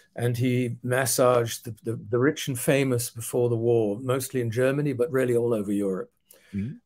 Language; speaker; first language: English; non-native, fluent; Dutch